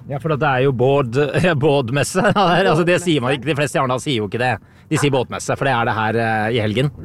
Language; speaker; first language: Norwegian; native; Norwegian